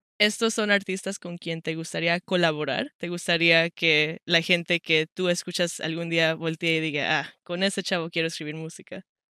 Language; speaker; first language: Spanish; native; Spanish